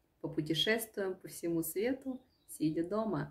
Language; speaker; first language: Russian; native; Russian